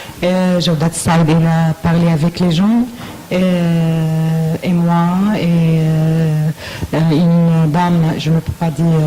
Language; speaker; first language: French; non-native, learner; Arabic